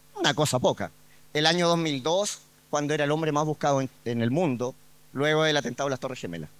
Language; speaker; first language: Spanish; native; Spanish